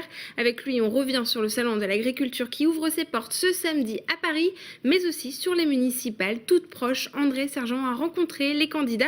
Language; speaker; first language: French; native; French